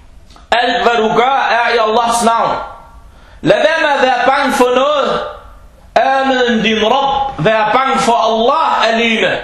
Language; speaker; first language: Danish; non-native, local second language; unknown